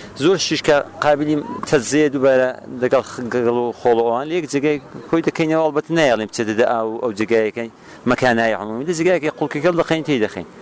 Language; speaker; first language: Central Kurdish; native; Central Kurdish